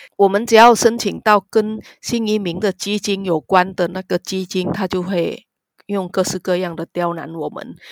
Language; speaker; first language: Chinese; non-native, fluent; Vietnamese